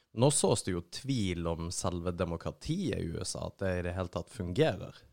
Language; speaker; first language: Norwegian; native; Norwegian